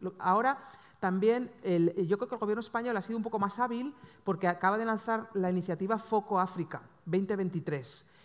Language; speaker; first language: Spanish; native; Spanish